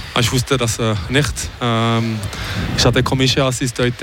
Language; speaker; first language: German; non-native, local second language; French